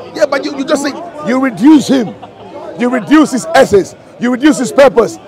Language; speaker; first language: English; non-native, local second language; Ga